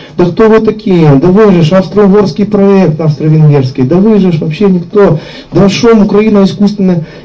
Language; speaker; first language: Ukrainian; non-native, local second language; Russian